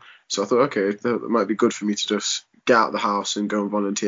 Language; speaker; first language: English; native; English